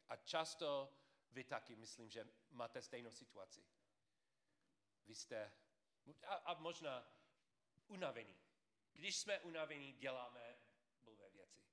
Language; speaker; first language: Czech; non-native, fluent; English